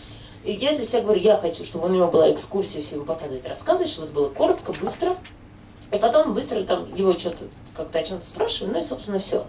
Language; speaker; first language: Russian; native; Russian